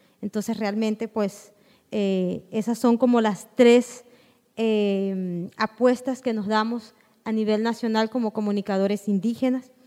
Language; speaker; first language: Spanish; non-native, local second language; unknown